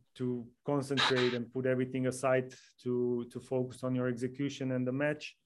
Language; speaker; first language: English; non-native, fluent; Romanian